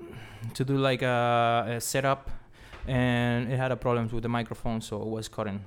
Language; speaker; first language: English; non-native, fluent; Spanish